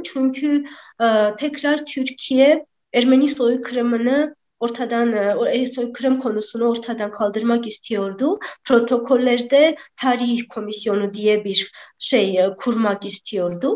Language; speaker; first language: Turkish; non-native, fluent; Armenian